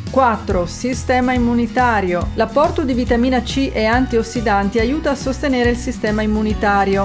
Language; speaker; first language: Italian; native; Italian